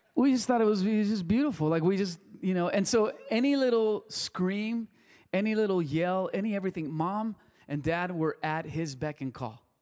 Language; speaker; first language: English; early bilingual, other home language; Spanish